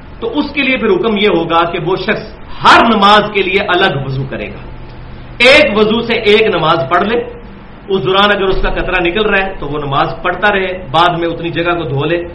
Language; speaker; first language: Urdu; non-native, local second language; Punjabi